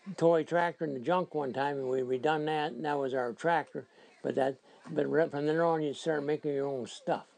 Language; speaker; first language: English; native; English